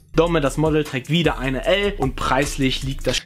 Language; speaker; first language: German; early bilingual, other home language; Portuguese